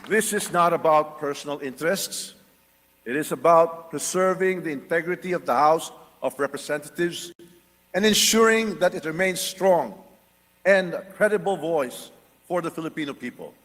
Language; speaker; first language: English; non-native, local second language; Filipino